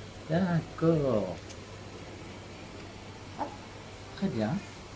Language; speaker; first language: French; native; French